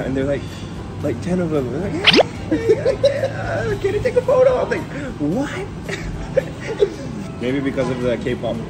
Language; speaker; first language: English; non-native, fluent; Japanese